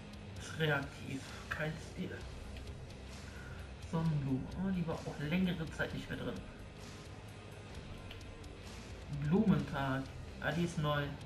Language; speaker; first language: German; native; German